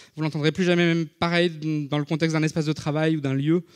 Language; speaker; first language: French; native; French